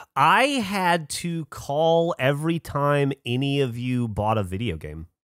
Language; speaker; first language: English; native; English